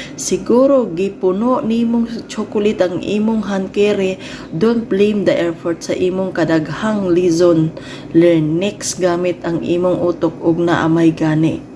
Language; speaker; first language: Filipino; non-native, local second language; Cebuano